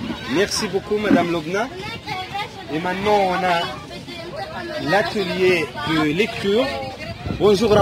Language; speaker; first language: French; non-native, fluent; Arabic